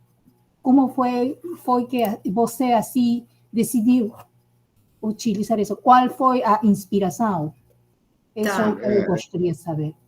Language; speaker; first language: Portuguese; non-native, learner; Spanish